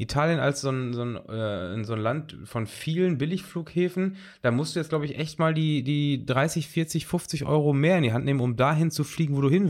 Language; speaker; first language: German; native; German